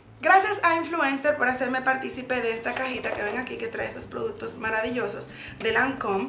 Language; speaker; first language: Spanish; native; Spanish